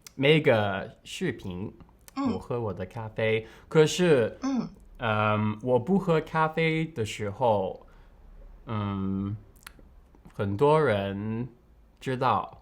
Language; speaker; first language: Chinese; non-native, learner; English